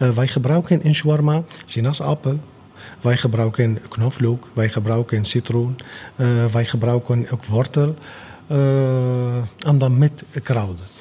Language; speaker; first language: Dutch; non-native, fluent; Arabic